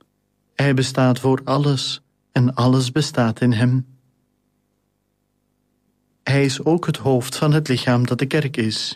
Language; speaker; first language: Dutch; native; Dutch